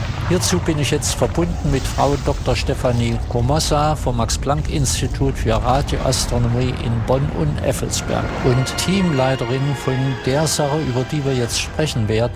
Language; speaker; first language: German; native; German